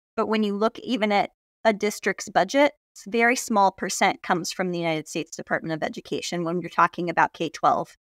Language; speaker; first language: English; native; English